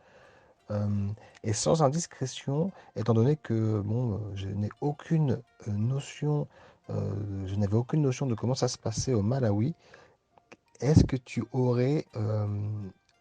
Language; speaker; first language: French; native; French